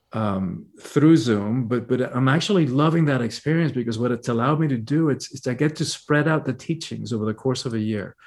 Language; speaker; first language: English; early bilingual, other home language; Spanish